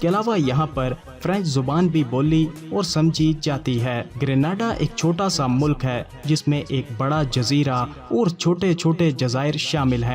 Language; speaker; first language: Urdu; native; Urdu